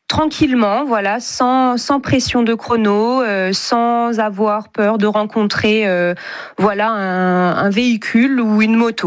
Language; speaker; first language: French; native; French